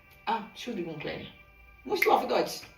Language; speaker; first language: German; non-native, learner; Portuguese